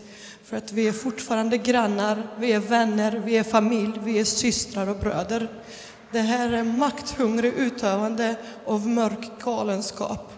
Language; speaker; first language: Swedish; non-native, fluent; Ukrainian